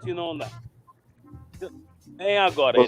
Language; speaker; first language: Portuguese; non-native, learner; English